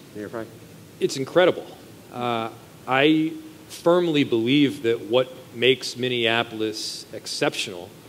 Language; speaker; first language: English; native; English